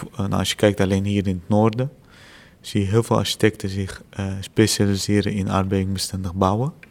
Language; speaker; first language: Dutch; early bilingual, other home language; Azerbaijani